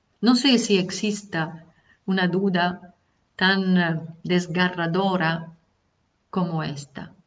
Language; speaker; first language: Spanish; non-native, fluent; Italian